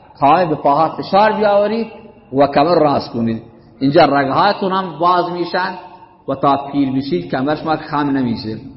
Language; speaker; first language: Persian; native; Persian